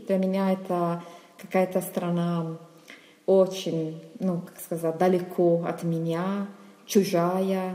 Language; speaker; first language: Russian; non-native, fluent; Italian